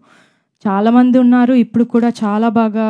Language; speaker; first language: Telugu; non-native, fluent; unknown